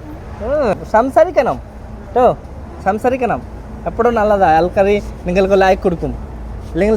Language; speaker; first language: Malayalam; non-native, learner; Bangla